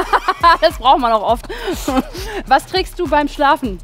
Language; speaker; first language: German; native; German